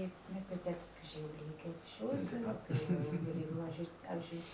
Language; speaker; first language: French; non-native, fluent; Dutch